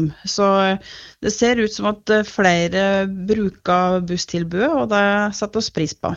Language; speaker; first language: Norwegian; native; Norwegian